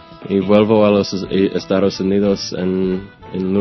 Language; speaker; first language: Spanish; non-native, learner; English